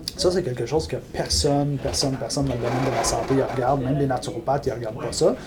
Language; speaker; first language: French; non-native, local second language; English